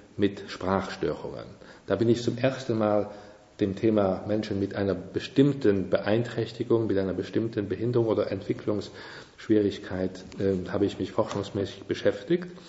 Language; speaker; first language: German; non-native, local second language; Luxembourgish